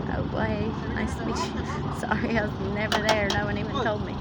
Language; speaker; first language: English; native; English